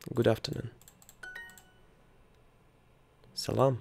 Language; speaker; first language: English; non-native, learner; Russian